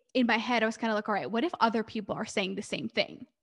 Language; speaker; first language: English; early bilingual, other home language; Hebrew